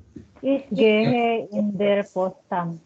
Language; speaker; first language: German; non-native, learner; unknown